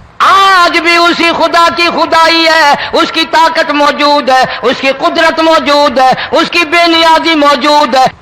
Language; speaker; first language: Urdu; non-native, local second language; Punjabi